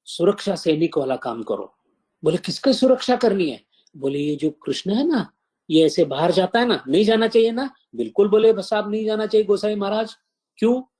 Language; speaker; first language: Hindi; non-native, local second language; Marathi